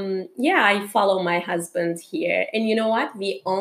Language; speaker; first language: English; non-native, fluent; Turkish